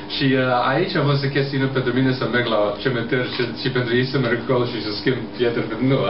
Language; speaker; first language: Romanian; non-native, fluent; English